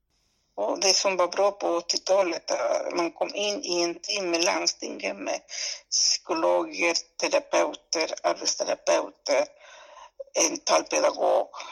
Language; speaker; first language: Swedish; non-native, fluent; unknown